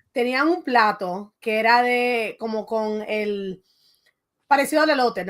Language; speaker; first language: Spanish; early bilingual, heritage; Spanish